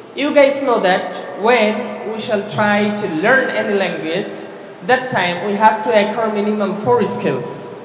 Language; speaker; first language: English; non-native, local second language; Bangla